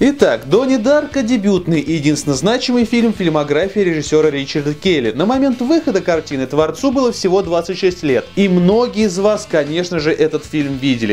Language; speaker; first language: Russian; native; Russian